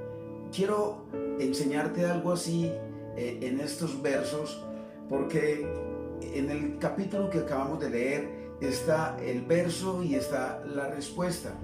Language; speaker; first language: Spanish; native; Spanish